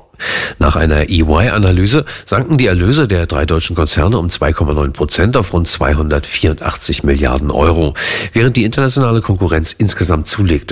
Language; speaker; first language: German; native; German